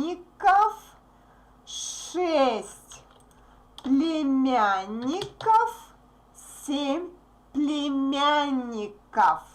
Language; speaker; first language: Russian; native; Russian